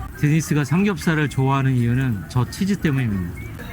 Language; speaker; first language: Korean; native; Korean